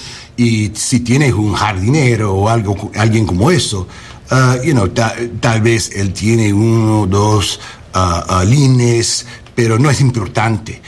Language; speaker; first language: Spanish; early bilingual, heritage; English